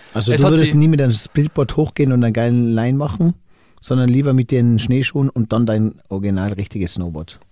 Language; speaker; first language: German; native; German